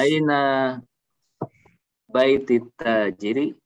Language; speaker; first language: Arabic; non-native, learner; Indonesian